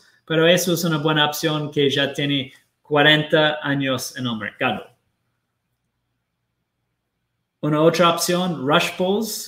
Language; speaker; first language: Spanish; non-native, fluent; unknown